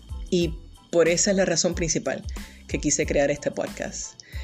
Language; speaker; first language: Spanish; early bilingual, heritage; Spanish